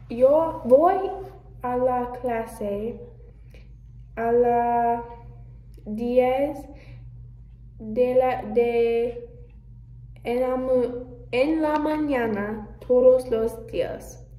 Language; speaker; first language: Spanish; non-native, learner; English